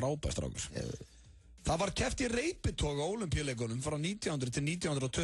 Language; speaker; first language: Icelandic; native; Icelandic